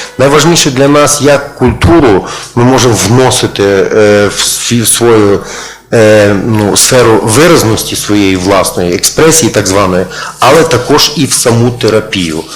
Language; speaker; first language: Ukrainian; native; Ukrainian